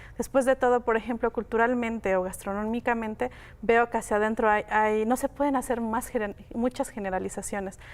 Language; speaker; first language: Spanish; non-native, local second language; Mixtepec Mixtec